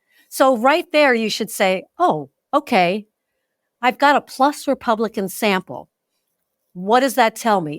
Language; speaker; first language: English; native; English